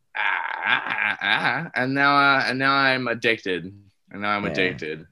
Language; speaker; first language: English; native; English